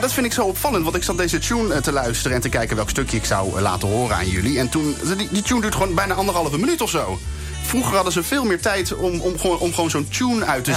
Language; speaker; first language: Dutch; native; Dutch